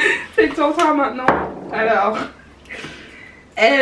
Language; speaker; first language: French; non-native, learner; English